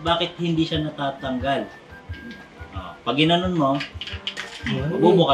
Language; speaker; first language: Filipino; native; Filipino